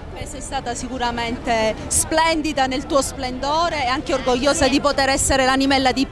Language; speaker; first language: Italian; native; Italian